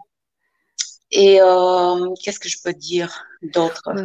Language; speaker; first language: French; non-native, fluent; Romanian